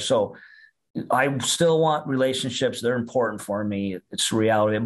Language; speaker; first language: English; native; English